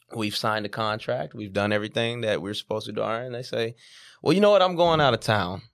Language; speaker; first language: English; native; English